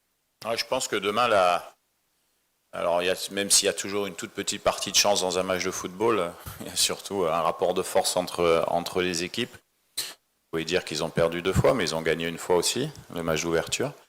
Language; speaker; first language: French; native; French